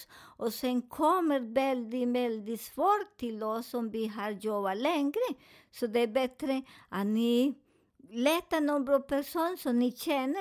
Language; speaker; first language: Swedish; non-native, learner; Spanish